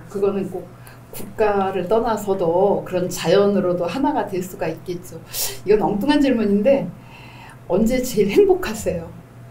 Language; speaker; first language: Korean; native; Korean